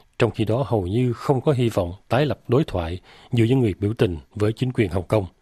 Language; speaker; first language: Vietnamese; native; Vietnamese